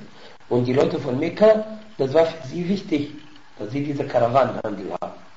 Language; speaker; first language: German; non-native, fluent; Arabic